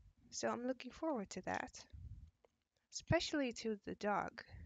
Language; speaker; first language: English; non-native, fluent; Dutch